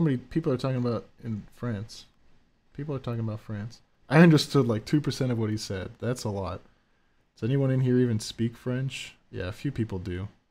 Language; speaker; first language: English; early bilingual, other home language; French